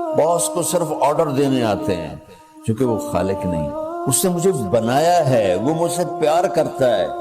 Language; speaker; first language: Urdu; non-native, local second language; Punjabi